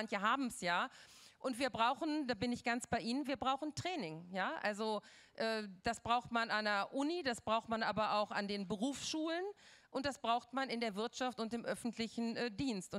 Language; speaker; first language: German; native; German